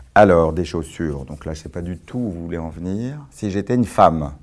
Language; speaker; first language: French; native; French